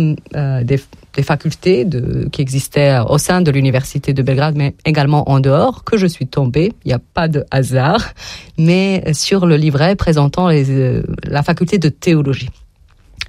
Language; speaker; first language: French; non-native, fluent; Serbian